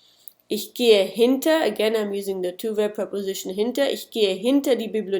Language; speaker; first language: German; non-native, fluent; English